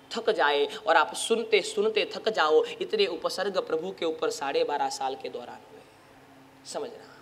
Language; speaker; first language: Hindi; non-native, local second language; Gujarati